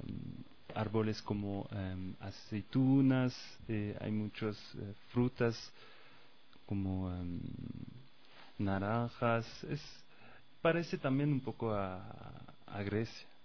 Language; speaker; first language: Spanish; non-native, fluent; French